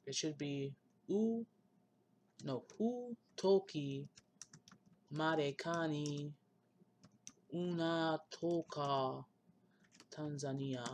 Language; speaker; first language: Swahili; non-native, learner; English